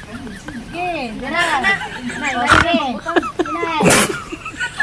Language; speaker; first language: Filipino; non-native, local second language; Cebuano